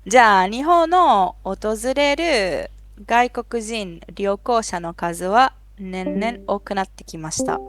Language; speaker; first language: Japanese; non-native, fluent; Spanish